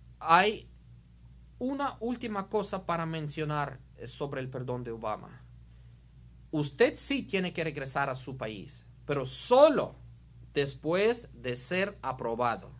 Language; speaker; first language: Spanish; non-native, fluent; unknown